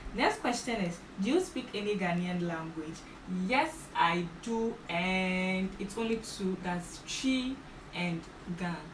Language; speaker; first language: English; non-native, local second language; Akan